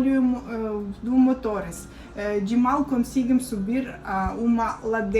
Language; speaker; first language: Portuguese; non-native, fluent; Russian